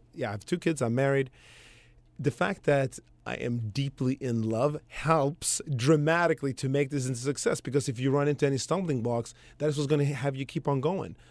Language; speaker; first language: English; early bilingual, other home language; Swedish